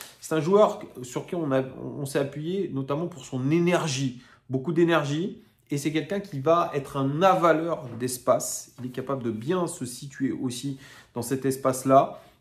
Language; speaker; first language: French; native; French